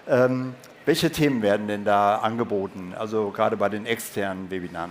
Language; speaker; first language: German; native; German